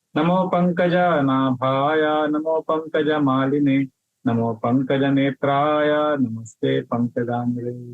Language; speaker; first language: Hindi; non-native, local second language; Marathi